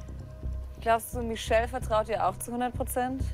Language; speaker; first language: German; native; German